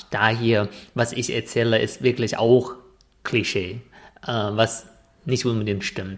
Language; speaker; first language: German; non-native, fluent; Chinese